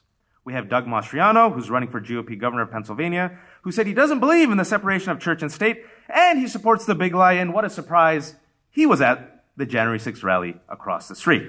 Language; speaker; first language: English; early bilingual, other home language; Urdu